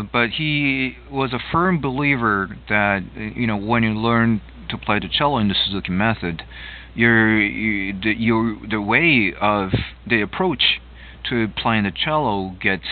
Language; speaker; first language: English; non-native, fluent; Japanese